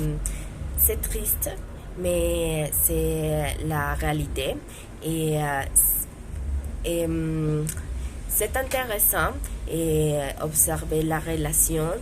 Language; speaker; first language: French; non-native, learner; Spanish